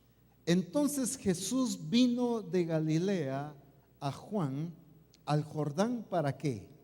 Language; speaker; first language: Spanish; native; Spanish